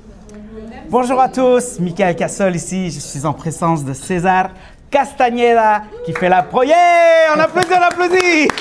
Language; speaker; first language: French; native; French